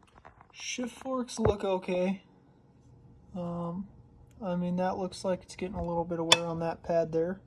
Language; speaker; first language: English; native; English